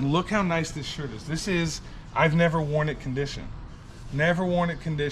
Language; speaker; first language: English; native; English